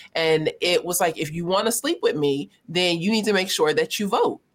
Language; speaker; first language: English; native; English